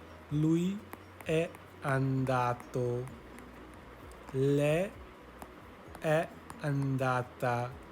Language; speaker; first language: Italian; non-native, learner; English